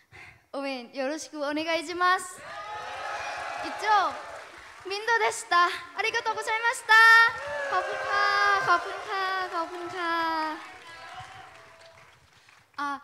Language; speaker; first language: Japanese; non-native, fluent; Korean